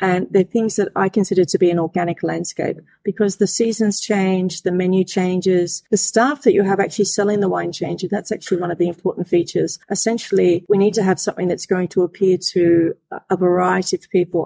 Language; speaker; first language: English; native; English